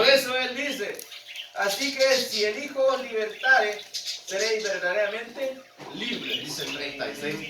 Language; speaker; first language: Spanish; native; Spanish